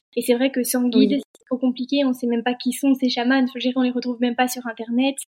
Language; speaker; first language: French; native; French